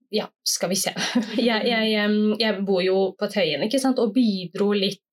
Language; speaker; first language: Norwegian; early bilingual, other home language; Somali